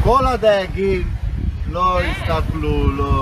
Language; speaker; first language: Hebrew; non-native, learner; Romanian